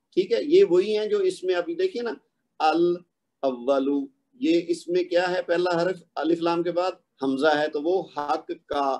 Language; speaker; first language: Urdu; native; Urdu